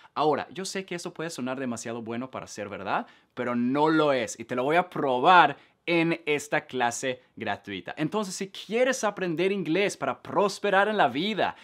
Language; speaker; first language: Spanish; non-native, fluent; Swedish